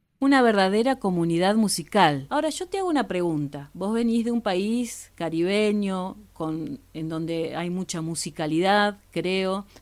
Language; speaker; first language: Spanish; native; Spanish